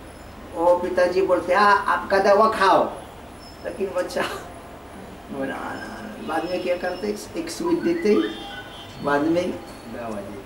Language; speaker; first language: Hindi; non-native, learner; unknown